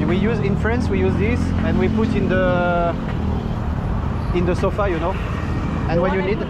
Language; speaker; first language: English; non-native, learner; French